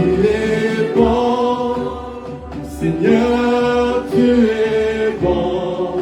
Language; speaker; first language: French; non-native, local second language; Lingala